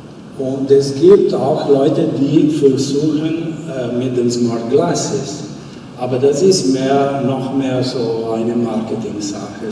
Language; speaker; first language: German; non-native, fluent; Italian